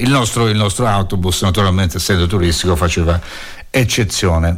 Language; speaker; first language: Italian; native; Italian